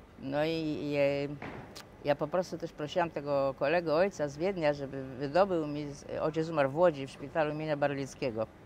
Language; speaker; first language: Polish; native; Polish